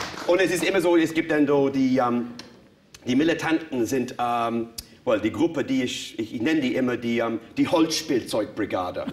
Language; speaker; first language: German; non-native, fluent; English